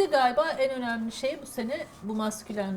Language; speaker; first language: Turkish; native; Turkish